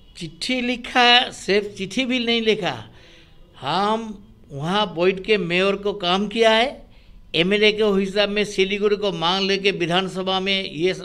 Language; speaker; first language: Hindi; non-native, local second language; Bangla